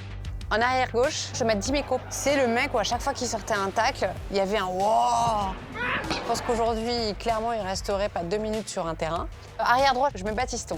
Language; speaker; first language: French; native; French